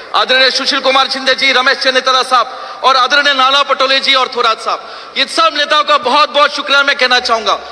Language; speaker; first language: Hindi; non-native, local second language; Marathi